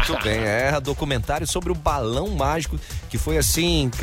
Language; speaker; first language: Portuguese; native; Portuguese